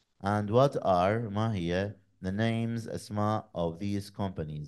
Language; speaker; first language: English; non-native, fluent; Arabic